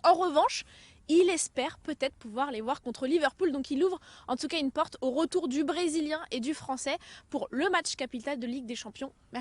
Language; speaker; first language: French; native; French